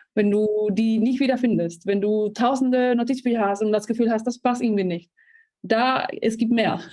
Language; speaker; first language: German; non-native, fluent; Spanish